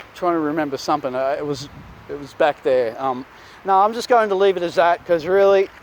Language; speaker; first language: English; native; English